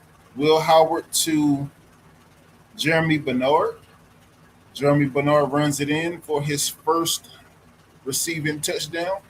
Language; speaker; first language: English; native; English